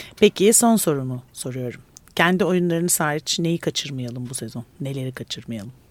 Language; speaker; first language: Turkish; native; Turkish